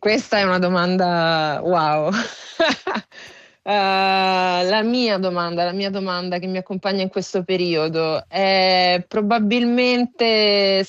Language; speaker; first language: Italian; native; Italian